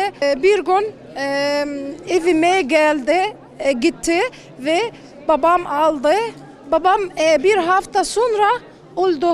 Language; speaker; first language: Turkish; non-native, learner; Arabic